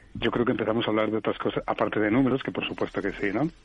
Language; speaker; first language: Spanish; native; Spanish